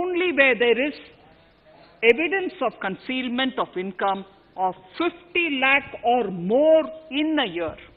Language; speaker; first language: English; non-native, local second language; Tamil